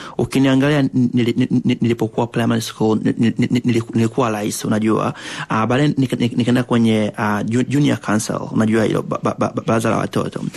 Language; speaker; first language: Swahili; native; Swahili